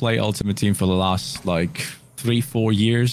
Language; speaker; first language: English; non-native, fluent; German